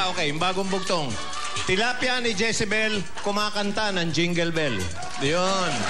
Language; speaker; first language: Filipino; native; Filipino